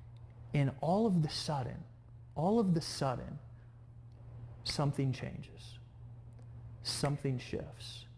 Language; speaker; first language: English; native; English